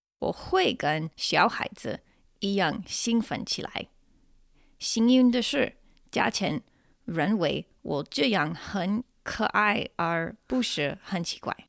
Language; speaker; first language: Chinese; non-native, fluent; English